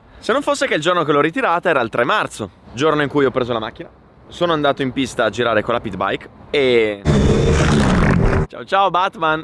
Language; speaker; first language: Italian; native; Italian